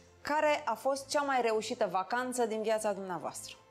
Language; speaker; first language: Romanian; native; Romanian